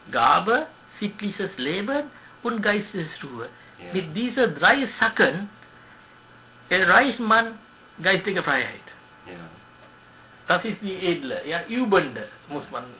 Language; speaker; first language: German; non-native, learner; Sinhala